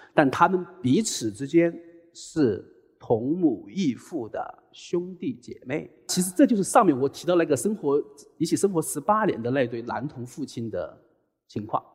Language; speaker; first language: Chinese; native; Chinese